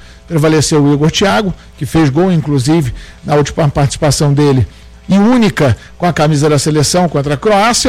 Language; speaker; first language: Portuguese; native; Portuguese